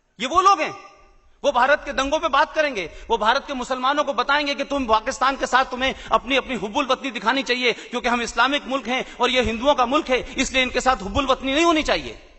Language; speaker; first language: Hindi; native; Hindi